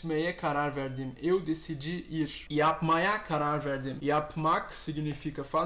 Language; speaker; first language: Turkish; non-native, fluent; Portuguese